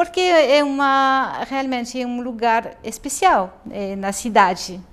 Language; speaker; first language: Portuguese; non-native, fluent; French